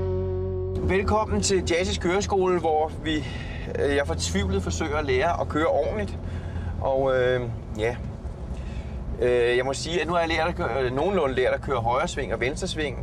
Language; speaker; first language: Danish; native; Danish